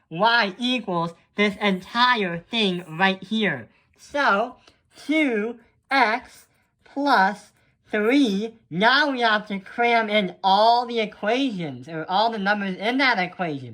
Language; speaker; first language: English; native; English